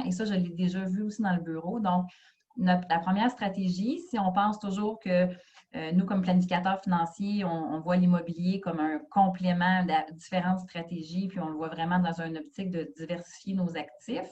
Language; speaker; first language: French; native; French